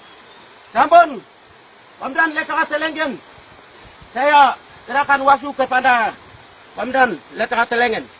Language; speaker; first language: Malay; non-native, local second language; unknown